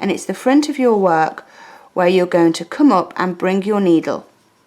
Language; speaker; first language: English; native; English